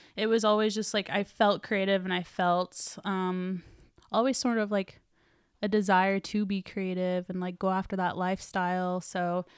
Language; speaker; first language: English; native; English